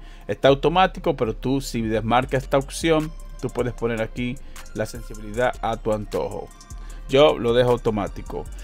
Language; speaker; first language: Spanish; native; Spanish